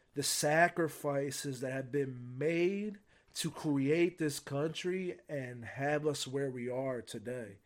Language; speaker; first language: English; native; English